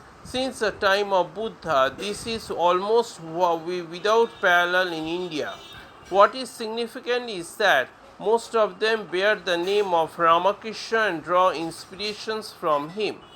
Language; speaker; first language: English; non-native, local second language; Bangla